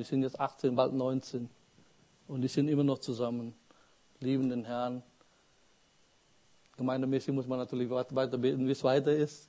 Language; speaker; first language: German; non-native, fluent; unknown